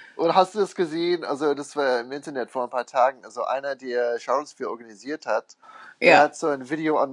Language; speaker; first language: German; non-native, fluent; English